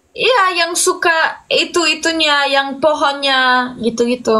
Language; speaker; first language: Indonesian; non-native, fluent; Turkish